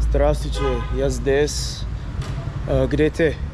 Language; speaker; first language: Russian; non-native, learner; English